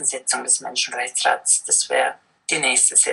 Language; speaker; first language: German; native; German